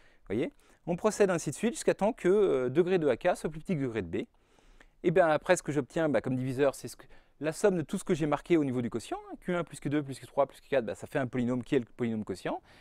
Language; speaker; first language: French; native; French